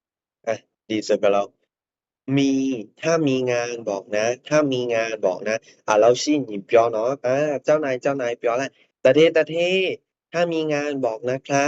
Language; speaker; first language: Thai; non-native, fluent; Burmese